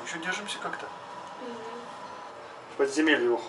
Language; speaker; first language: Russian; native; Russian